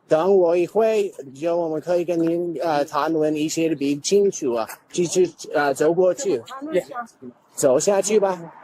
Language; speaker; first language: Chinese; non-native, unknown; English